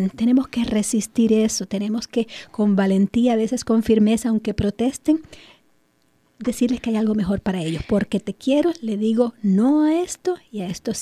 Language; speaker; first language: Spanish; native; Spanish